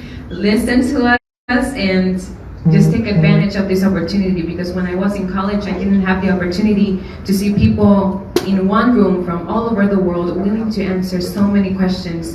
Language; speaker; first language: English; non-native, fluent; Indonesian